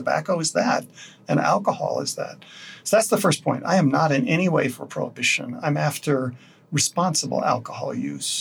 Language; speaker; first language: English; native; English